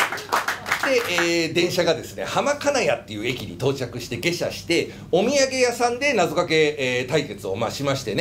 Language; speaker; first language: Japanese; native; Japanese